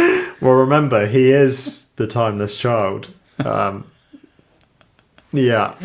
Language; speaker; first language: English; native; English